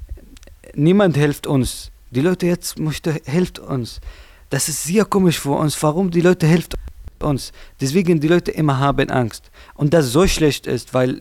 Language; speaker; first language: German; non-native, learner; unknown